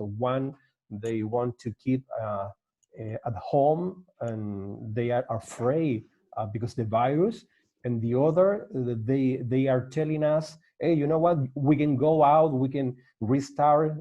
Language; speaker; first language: English; non-native, learner; Spanish